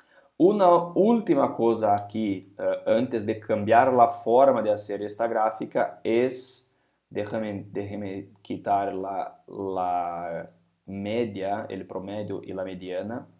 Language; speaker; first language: Spanish; non-native, fluent; Portuguese